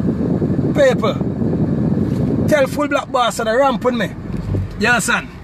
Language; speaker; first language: English; native; English